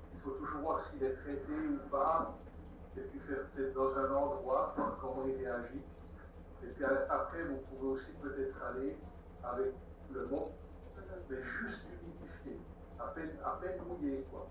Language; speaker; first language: French; native; French